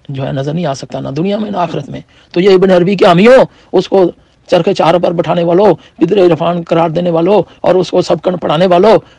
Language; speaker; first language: Urdu; native; Urdu